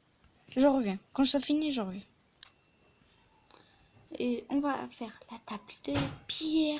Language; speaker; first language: French; non-native, learner; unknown